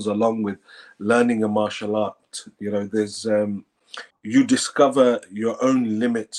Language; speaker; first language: English; native; English